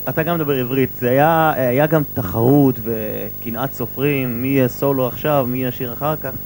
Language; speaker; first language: Hebrew; native; Hebrew